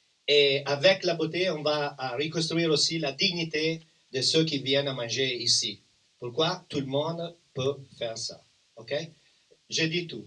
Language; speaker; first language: French; non-native, learner; Italian